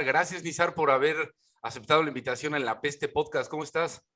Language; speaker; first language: Spanish; native; Spanish